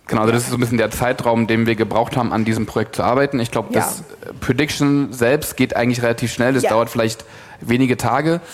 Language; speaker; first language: German; native; German